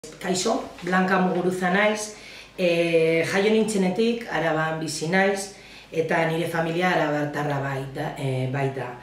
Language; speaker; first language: Basque; non-native, local second language; Spanish